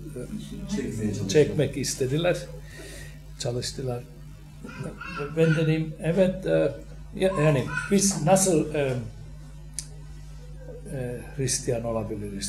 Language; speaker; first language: Turkish; non-native, fluent; Finnish